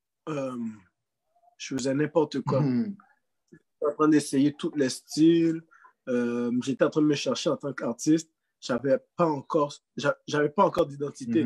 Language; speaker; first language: French; native; French